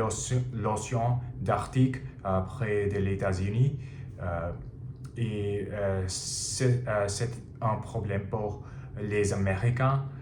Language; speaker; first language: French; non-native, learner; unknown